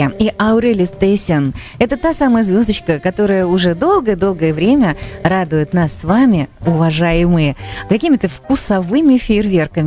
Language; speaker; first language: Russian; native; Russian